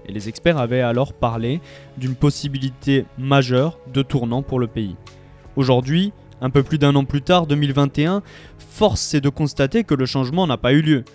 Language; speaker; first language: French; native; French